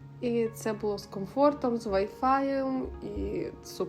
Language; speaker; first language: Ukrainian; native; Ukrainian